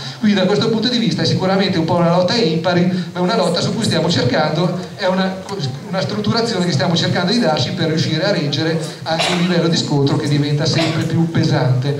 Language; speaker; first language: Italian; native; Italian